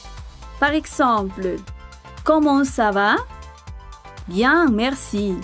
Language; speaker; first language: French; non-native, fluent; Spanish